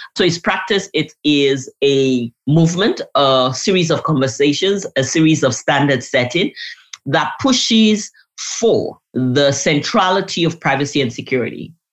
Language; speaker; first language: English; non-native, local second language; Yoruba